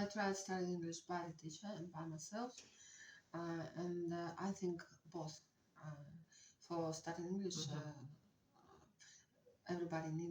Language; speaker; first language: English; non-native, learner; Russian